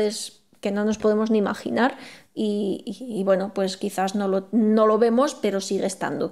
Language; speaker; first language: Spanish; native; Spanish